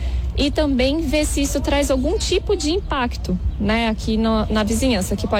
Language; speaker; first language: Portuguese; native; Portuguese